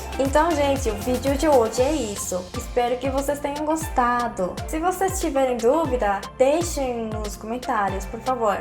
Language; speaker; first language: Portuguese; non-native, fluent; Korean